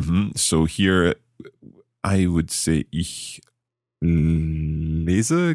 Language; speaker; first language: German; non-native, learner; English